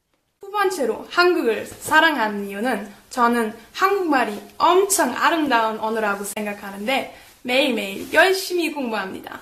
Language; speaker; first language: Korean; non-native, learner; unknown